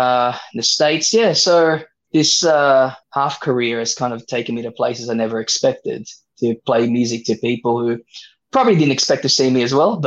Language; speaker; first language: English; native; English